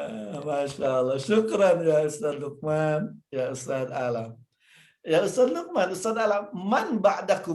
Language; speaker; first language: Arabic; non-native, fluent; Indonesian